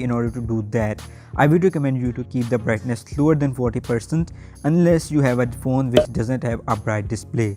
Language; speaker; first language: English; non-native, local second language; Urdu